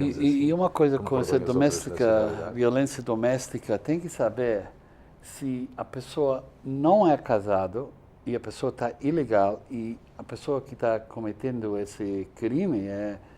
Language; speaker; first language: Portuguese; non-native, fluent; English